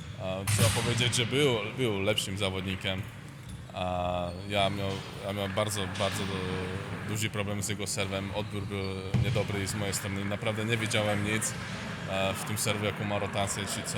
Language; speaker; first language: Polish; non-native, learner; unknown